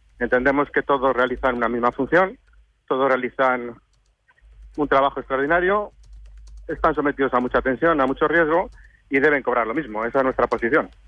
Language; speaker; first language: Spanish; native; Spanish